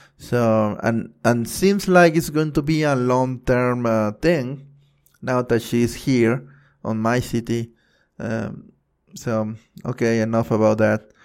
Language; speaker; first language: English; non-native, fluent; Spanish